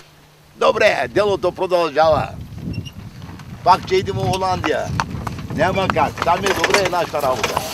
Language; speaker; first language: Bulgarian; non-native, local second language; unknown